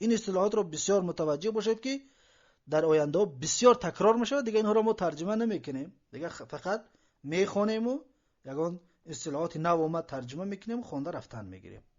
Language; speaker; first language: Persian; native; Persian